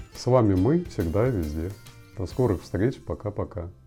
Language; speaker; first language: Russian; native; Russian